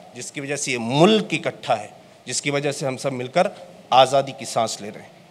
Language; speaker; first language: Hindi; native; Hindi